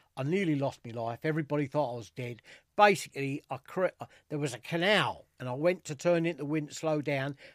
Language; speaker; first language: English; native; English